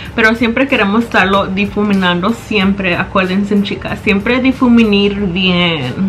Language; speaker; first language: Spanish; early bilingual, heritage; Spanish